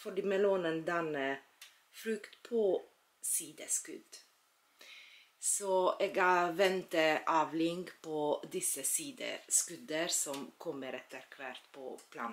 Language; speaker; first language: Swedish; non-native, learner; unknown